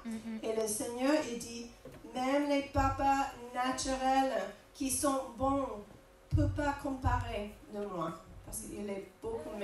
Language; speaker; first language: French; non-native, fluent; English